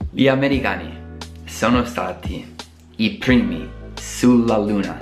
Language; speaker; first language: Italian; non-native, fluent; English